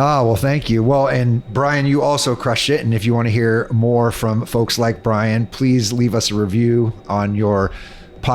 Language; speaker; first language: English; native; English